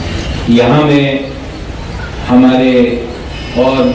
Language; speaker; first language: Hindi; non-native, local second language; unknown